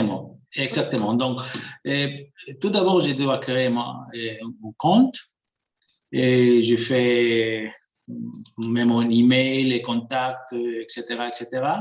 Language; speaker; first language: French; non-native, fluent; Spanish